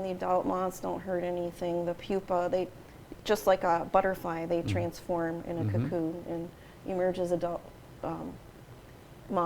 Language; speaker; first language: English; native; English